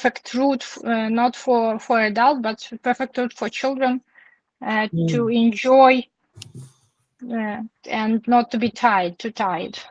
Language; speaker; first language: English; non-native, learner; Ukrainian